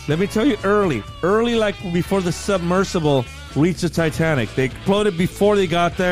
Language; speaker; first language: English; native; English